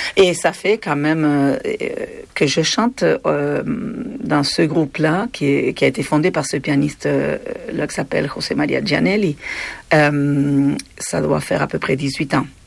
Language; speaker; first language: French; non-native, fluent; Spanish